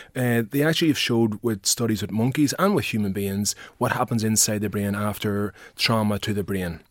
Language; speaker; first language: English; native; English